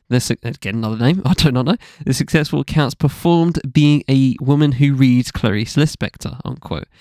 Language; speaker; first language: English; native; English